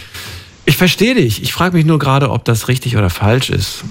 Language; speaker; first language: German; native; German